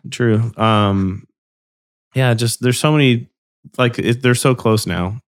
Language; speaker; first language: English; native; English